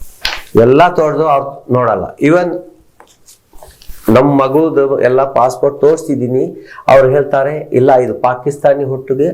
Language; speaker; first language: Kannada; non-native, local second language; Telugu